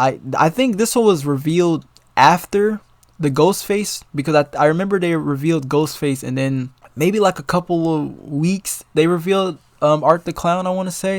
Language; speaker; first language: English; native; English